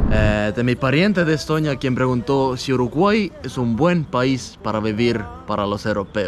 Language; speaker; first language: Spanish; non-native, fluent; Estonian